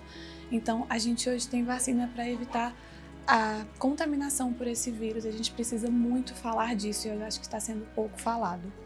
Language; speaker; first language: Portuguese; native; Portuguese